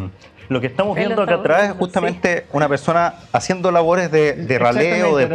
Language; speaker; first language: Spanish; native; Spanish